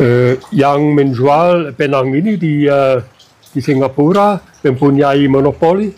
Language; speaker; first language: Indonesian; non-native, fluent; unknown